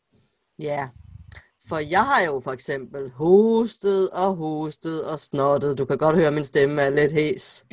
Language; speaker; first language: Danish; native; Danish